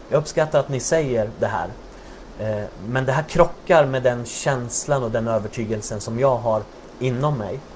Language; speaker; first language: Swedish; native; Swedish